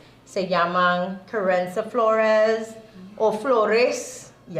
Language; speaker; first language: Spanish; non-native, learner; English